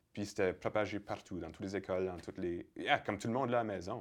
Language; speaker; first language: French; early bilingual, heritage; French